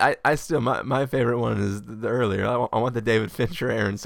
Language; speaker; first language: English; native; English